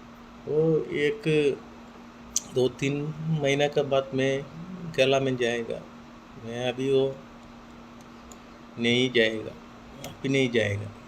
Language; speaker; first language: Hindi; non-native, local second language; Malayalam